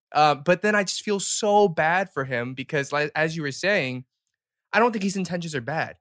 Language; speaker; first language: English; early bilingual, other home language; Korean